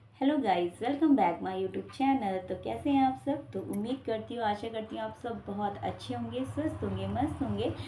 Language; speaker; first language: Hindi; native; Hindi